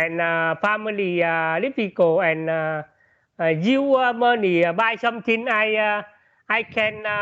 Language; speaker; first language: English; non-native, learner; Vietnamese